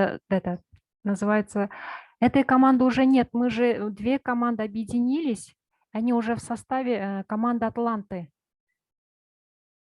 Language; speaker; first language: Russian; non-native, local second language; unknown